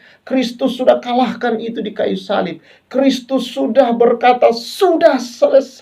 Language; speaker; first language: Indonesian; native; Indonesian